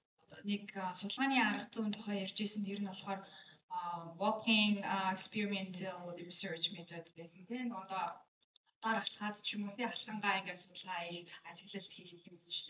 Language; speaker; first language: Mongolian; native; Mongolian